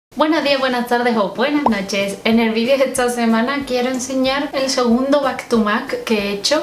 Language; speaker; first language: Spanish; native; Spanish